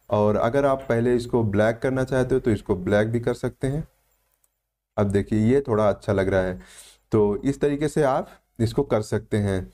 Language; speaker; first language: Hindi; native; Hindi